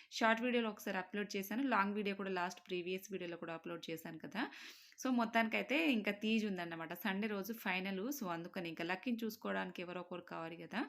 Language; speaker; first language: Telugu; non-native, local second language; Marwari